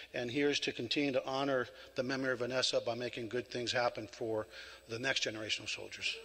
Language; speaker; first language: English; early bilingual, other home language; Spanish